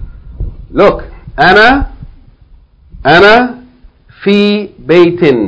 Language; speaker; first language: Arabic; non-native, fluent; English